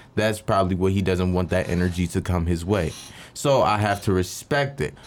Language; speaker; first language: English; native; English